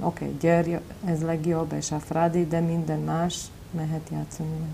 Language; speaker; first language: Hungarian; non-native, learner; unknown